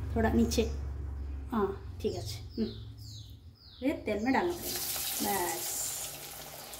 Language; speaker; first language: Hindi; non-native, local second language; Bangla